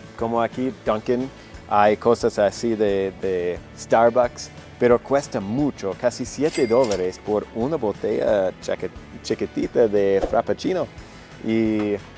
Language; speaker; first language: Spanish; non-native, fluent; English